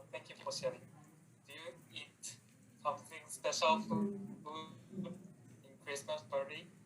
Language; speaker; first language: English; non-native, learner; Japanese